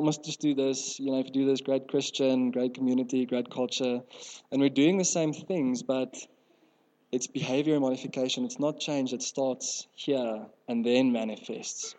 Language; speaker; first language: English; non-native, local second language; Afrikaans